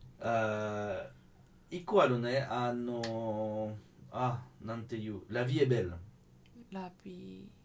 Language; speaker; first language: Japanese; non-native, fluent; French